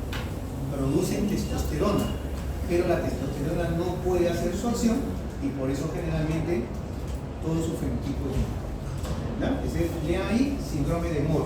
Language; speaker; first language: Spanish; native; Spanish